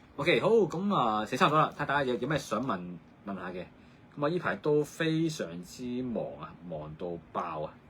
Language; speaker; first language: Cantonese; native; Cantonese